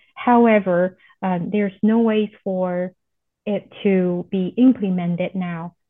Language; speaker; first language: English; non-native, fluent; Chinese